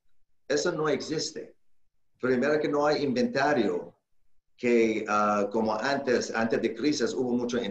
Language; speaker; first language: Spanish; non-native, learner; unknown